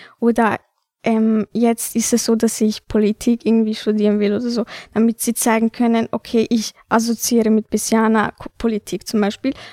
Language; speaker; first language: German; early bilingual, other home language; Albanian